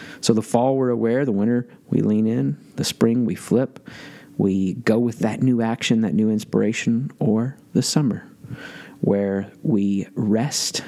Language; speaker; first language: English; native; English